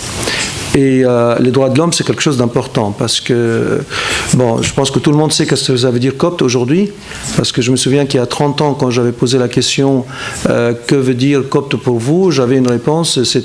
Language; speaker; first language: French; non-native, fluent; Arabic